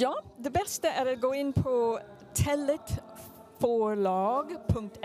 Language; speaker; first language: Swedish; non-native, fluent; English